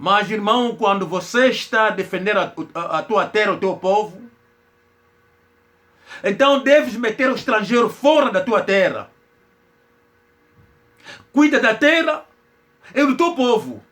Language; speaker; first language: Portuguese; non-native, local second language; Kongo